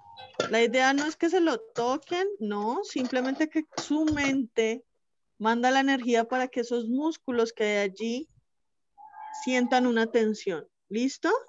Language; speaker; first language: Spanish; native; Spanish